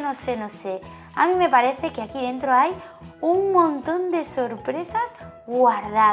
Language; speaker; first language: Spanish; native; Spanish